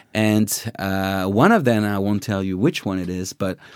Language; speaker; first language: English; non-native, fluent; French